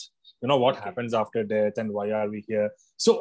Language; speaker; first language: English; non-native, local second language; Malayalam